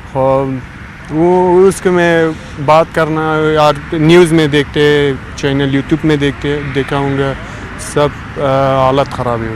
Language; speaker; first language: Hindi; non-native, learner; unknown